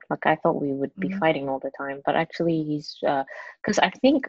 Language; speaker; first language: English; non-native, local second language; Cantonese